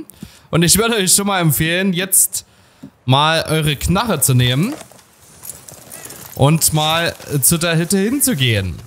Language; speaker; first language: German; native; German